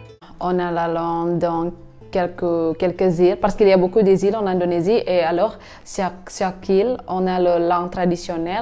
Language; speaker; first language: French; non-native, learner; Indonesian